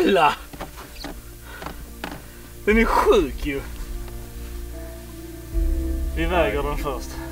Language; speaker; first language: Swedish; native; Swedish